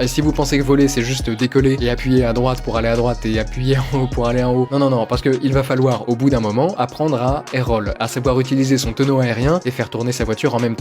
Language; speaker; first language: French; native; French